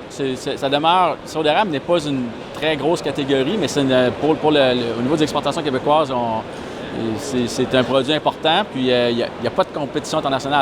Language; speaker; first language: French; native; French